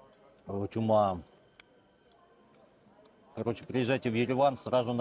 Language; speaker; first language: Russian; native; Russian